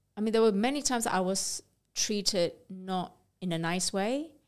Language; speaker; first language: English; non-native, local second language; Cantonese